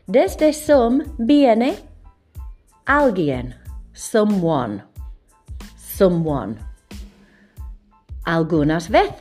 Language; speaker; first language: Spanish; non-native, fluent; English